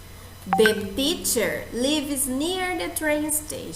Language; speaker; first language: English; non-native, fluent; Portuguese